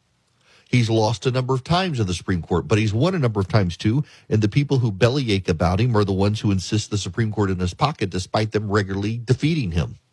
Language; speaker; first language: English; native; English